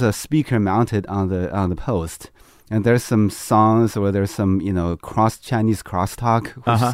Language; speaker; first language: English; non-native, fluent; Chinese